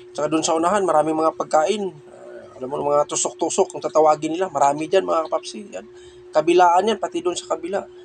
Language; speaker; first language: Filipino; non-native, local second language; Cebuano